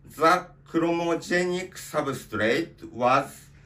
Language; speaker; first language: English; non-native, learner; Japanese